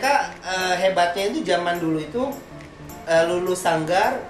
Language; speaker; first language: Indonesian; native; Indonesian